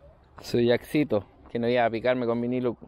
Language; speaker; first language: Spanish; native; Spanish